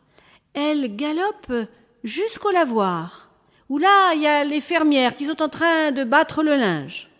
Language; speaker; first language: French; native; French